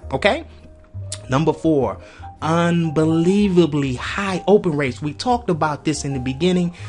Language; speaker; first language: English; native; English